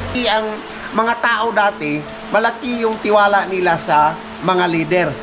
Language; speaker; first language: Filipino; non-native, local second language; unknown